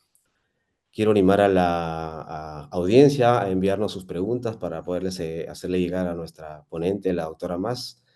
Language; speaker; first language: Spanish; native; Spanish